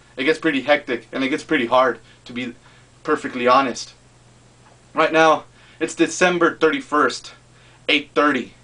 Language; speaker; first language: English; native; English